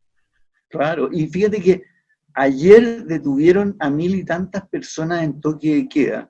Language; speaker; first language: Spanish; native; Spanish